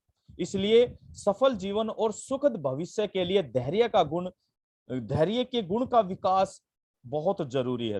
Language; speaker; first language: Hindi; native; Hindi